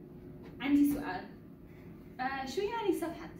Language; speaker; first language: Arabic; non-native, learner; English